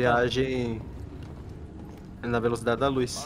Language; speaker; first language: Portuguese; native; Portuguese